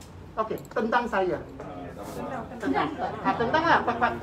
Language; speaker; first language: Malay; non-native, local second language; Cantonese